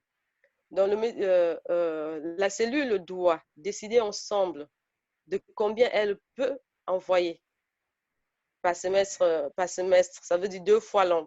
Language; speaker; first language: French; native; French